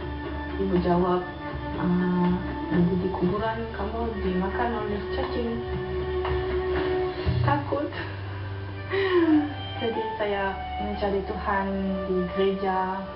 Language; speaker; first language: Indonesian; non-native, learner; German